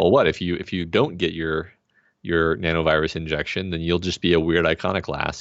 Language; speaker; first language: English; native; English